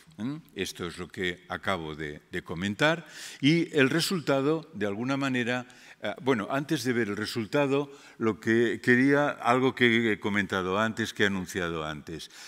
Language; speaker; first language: Spanish; non-native, local second language; Catalan